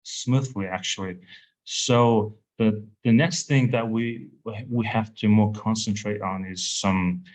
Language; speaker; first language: English; non-native, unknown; Mongolian